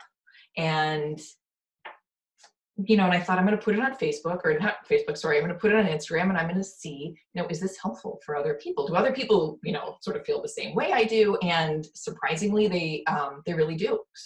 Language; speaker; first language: English; native; English